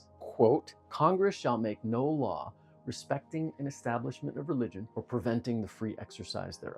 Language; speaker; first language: English; native; English